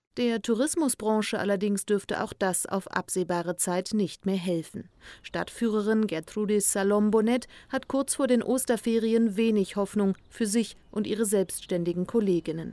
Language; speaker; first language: German; native; German